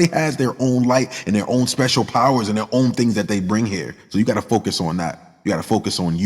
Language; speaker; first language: English; native; English